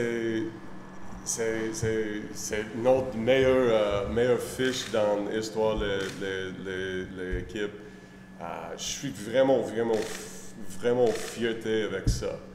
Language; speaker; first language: French; non-native, learner; English